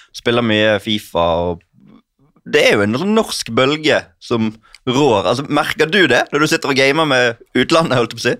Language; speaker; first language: Norwegian; native; Norwegian